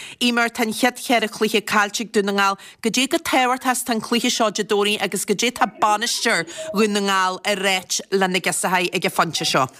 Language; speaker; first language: Irish; native; Irish